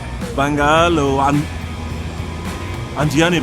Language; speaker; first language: French; non-native, learner; Bangla